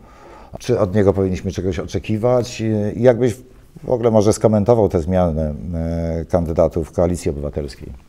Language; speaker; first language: Polish; native; Polish